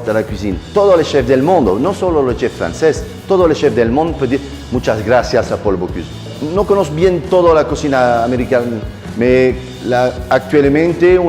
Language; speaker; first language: Spanish; non-native, learner; French